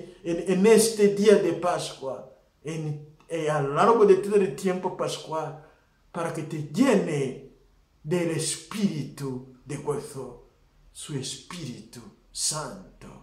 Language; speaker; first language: Spanish; non-native, fluent; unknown